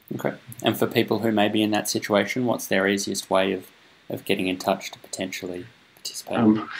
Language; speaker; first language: English; native; English